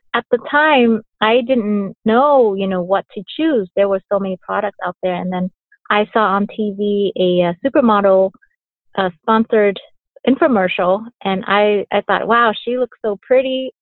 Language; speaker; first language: English; early bilingual, other home language; Vietnamese